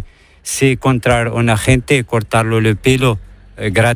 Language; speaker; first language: Spanish; non-native, learner; Arabic